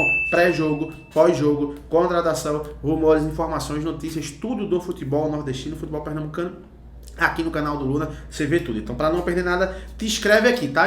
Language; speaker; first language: Portuguese; native; Portuguese